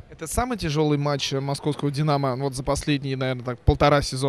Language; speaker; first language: Russian; native; Russian